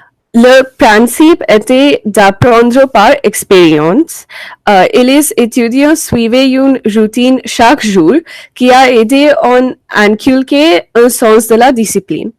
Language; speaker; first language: French; non-native, learner; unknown